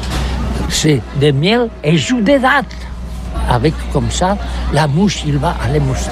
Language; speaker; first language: French; non-native, learner; Catalan